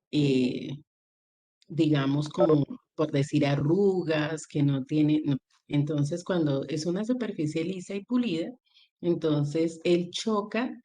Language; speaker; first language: Spanish; native; Spanish